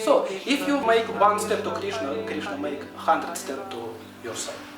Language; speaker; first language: English; non-native, learner; Russian